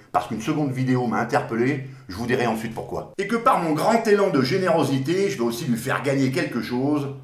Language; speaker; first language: French; native; French